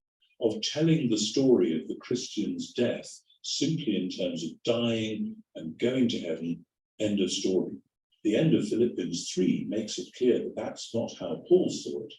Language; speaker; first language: English; native; English